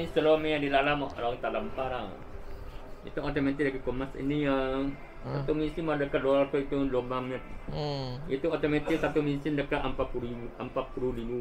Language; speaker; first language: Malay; non-native, local second language; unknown